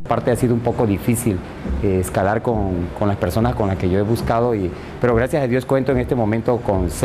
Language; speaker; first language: Spanish; native; Spanish